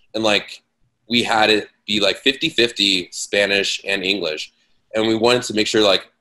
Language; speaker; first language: English; native; English